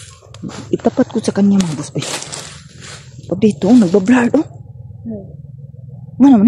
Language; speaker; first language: Filipino; non-native, local second language; Cebuano